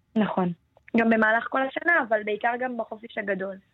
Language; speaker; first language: Hebrew; native; Hebrew